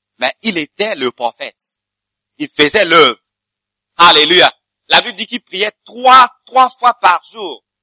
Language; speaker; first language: French; non-native, fluent; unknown